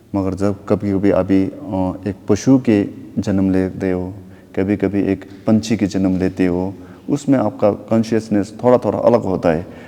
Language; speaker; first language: Hindi; non-native, local second language; Nepali